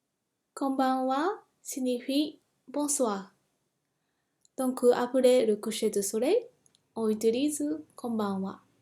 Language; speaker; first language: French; non-native, fluent; Japanese